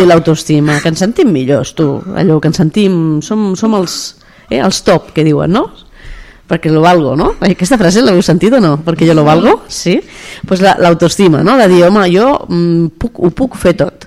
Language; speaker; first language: Catalan; native; Catalan